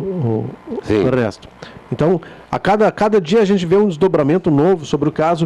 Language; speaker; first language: Portuguese; native; Portuguese